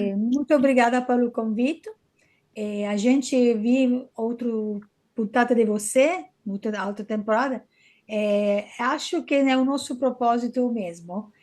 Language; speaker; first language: Portuguese; non-native, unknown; Italian